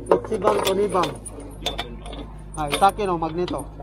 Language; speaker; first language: Japanese; non-native, learner; Cebuano